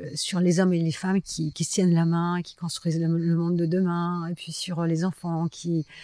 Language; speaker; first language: French; native; French